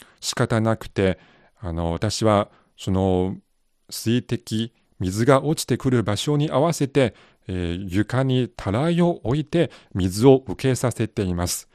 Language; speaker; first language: Japanese; non-native, fluent; Chinese